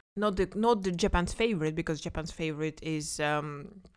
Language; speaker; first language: English; non-native, fluent; Kazakh